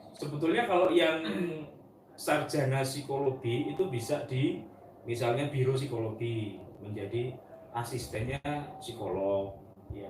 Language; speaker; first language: Indonesian; native; Indonesian